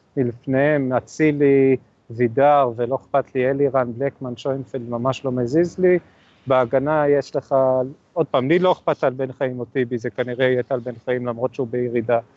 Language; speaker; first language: Hebrew; native; Hebrew